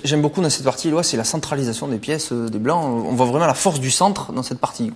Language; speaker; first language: French; native; French